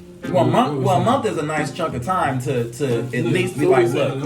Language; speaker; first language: English; native; English